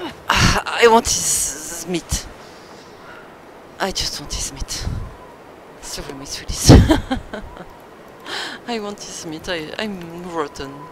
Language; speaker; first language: English; non-native, learner; French